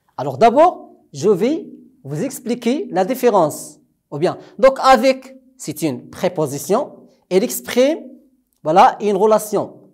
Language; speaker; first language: French; non-native, local second language; Arabic